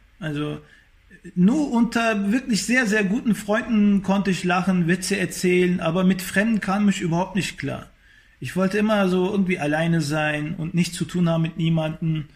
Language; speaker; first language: German; early bilingual, other home language; Turkish